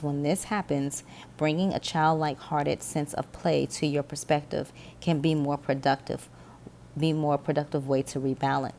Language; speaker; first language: English; native; English